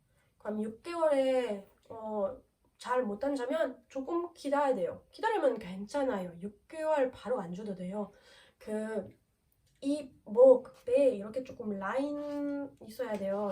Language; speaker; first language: Korean; non-native, learner; French